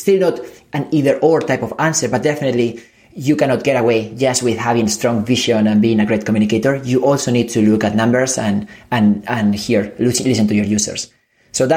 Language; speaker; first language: English; non-native, fluent; Spanish